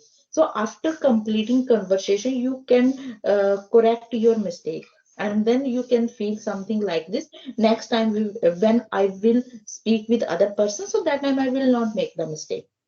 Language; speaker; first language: English; non-native, learner; Hindi